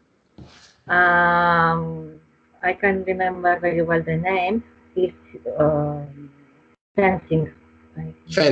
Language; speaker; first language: English; non-native, learner; Spanish